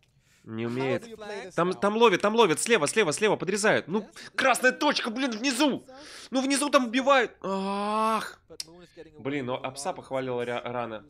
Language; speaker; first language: Russian; native; Russian